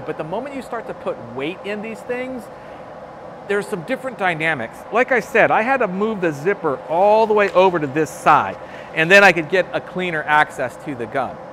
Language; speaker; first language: English; native; English